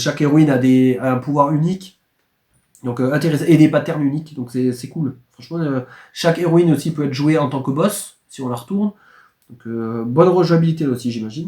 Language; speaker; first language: French; native; French